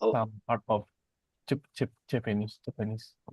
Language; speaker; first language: English; non-native, learner; Indonesian